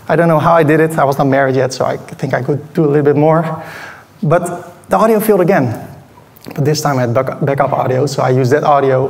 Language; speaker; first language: English; non-native, fluent; Dutch